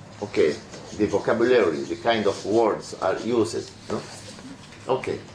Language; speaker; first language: English; non-native, fluent; Spanish